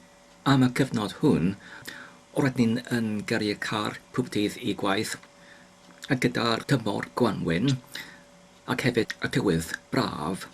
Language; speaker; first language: Welsh; non-native, learner; English